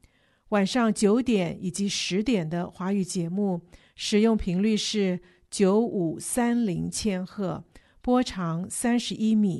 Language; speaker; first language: Chinese; native; Chinese